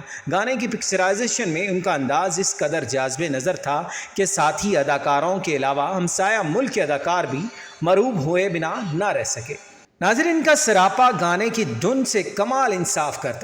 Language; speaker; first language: Urdu; native; Urdu